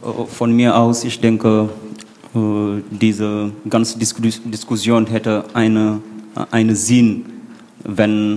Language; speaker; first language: German; non-native, fluent; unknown